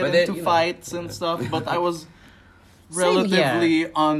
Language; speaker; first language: English; non-native, local second language; Filipino